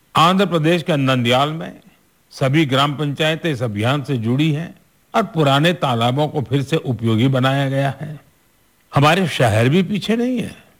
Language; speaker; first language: Hindi; non-native, local second language; Gujarati